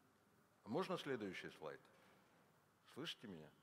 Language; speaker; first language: Russian; native; Russian